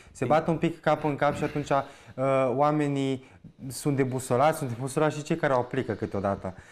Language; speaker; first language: Romanian; native; Romanian